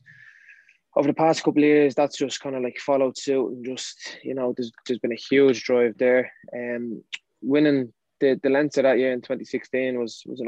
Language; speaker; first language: English; native; English